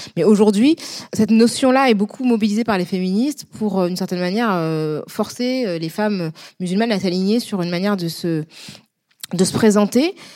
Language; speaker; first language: French; native; French